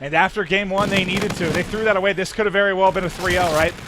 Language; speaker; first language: English; native; English